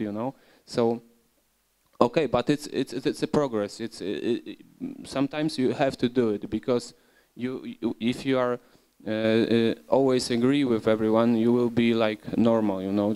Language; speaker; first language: English; non-native, learner; Polish